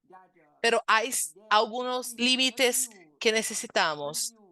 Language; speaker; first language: Spanish; non-native, fluent; Portuguese